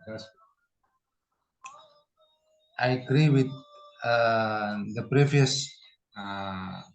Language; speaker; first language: English; non-native, fluent; Indonesian